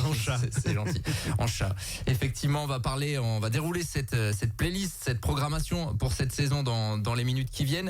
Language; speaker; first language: French; native; French